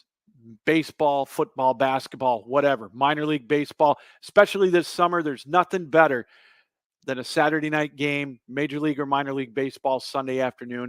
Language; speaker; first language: English; native; English